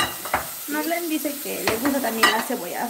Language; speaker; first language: Spanish; native; Spanish